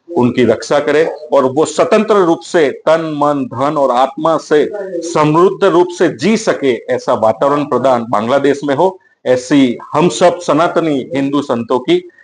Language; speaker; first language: Hindi; non-native, local second language; Gujarati